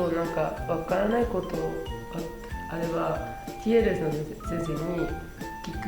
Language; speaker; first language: Japanese; non-native, learner; Spanish